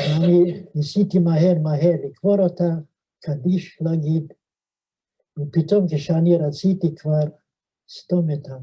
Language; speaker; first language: Hebrew; non-native, fluent; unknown